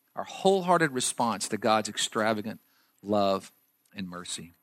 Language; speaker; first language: English; native; English